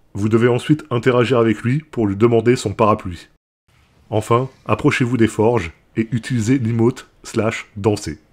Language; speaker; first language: French; native; French